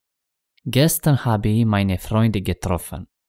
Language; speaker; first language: German; non-native, fluent; Romanian